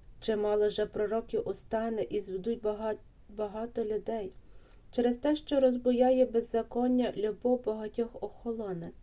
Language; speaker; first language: Ukrainian; native; Ukrainian